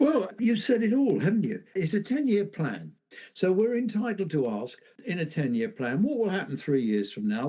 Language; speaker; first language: English; native; English